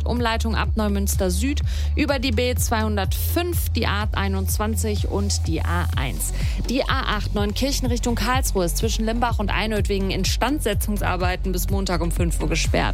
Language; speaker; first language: German; native; German